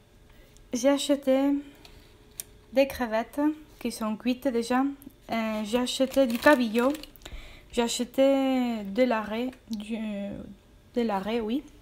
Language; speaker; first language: French; non-native, fluent; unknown